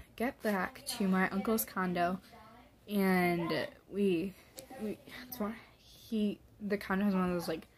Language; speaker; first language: English; native; English